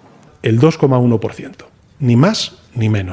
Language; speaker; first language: Spanish; native; Spanish